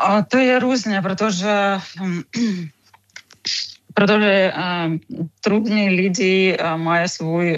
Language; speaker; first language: Czech; non-native, fluent; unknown